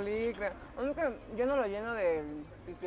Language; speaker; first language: Spanish; native; Spanish